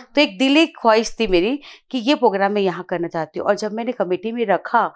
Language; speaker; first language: Hindi; native; Hindi